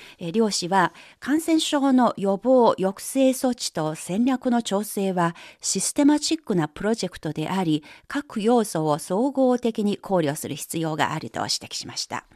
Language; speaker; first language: Japanese; non-native, fluent; Chinese